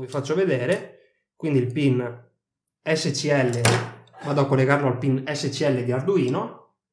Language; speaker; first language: Italian; native; Italian